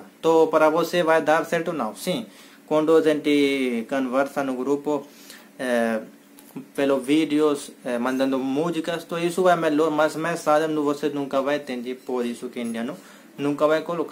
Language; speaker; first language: Portuguese; non-native, learner; Hindi